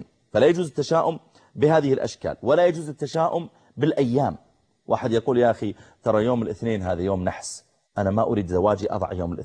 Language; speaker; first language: Arabic; native; Arabic